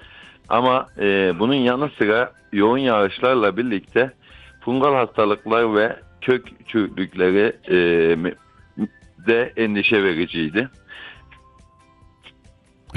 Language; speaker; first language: Turkish; native; Turkish